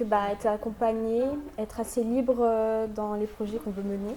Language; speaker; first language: French; native; French